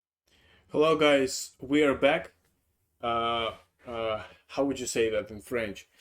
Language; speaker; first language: English; non-native, fluent; Russian